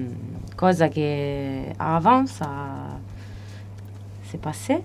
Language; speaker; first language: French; non-native, learner; Italian